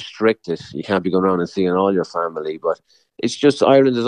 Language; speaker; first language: English; native; English